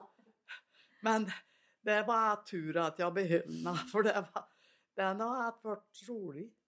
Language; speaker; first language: Swedish; native; Swedish